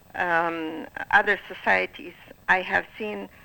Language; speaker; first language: English; non-native, fluent; Arabic